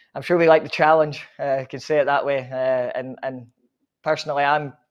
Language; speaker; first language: English; native; English